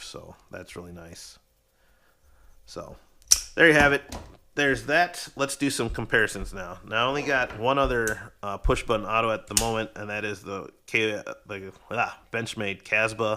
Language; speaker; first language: English; native; English